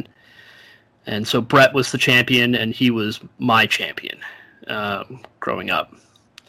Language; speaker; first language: English; native; English